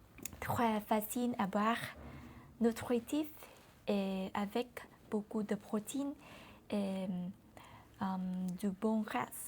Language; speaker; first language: French; non-native, learner; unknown